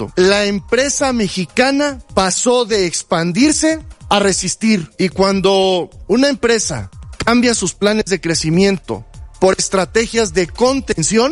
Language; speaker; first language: Spanish; native; Spanish